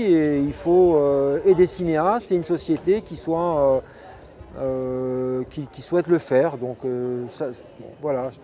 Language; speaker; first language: French; non-native, local second language; Arabic